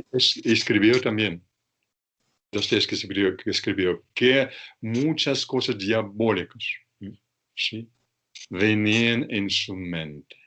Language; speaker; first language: Spanish; non-native, fluent; Russian